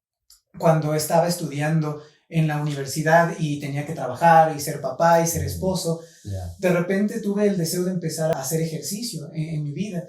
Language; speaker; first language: Spanish; native; Spanish